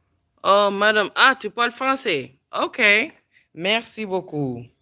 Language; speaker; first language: French; non-native, learner; English